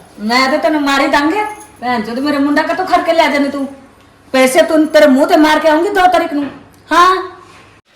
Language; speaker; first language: Punjabi; non-native, local second language; Bhojpuri